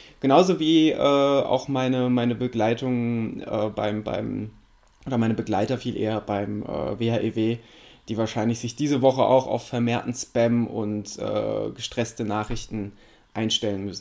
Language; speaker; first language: German; native; German